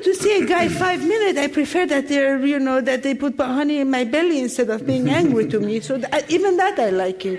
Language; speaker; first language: English; non-native, fluent; Persian